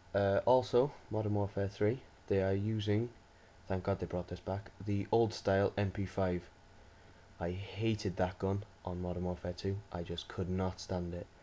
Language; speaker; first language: English; native; English